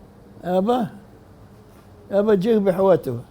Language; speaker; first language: Hebrew; non-native, fluent; Arabic